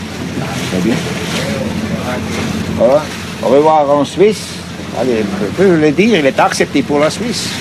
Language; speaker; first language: French; non-native, fluent; Swiss German